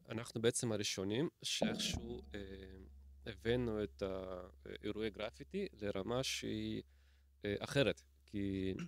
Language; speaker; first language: Hebrew; native; Hebrew